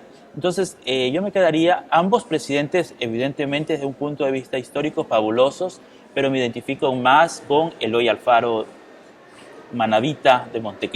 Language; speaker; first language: Spanish; native; Spanish